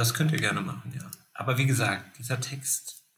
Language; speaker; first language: German; native; German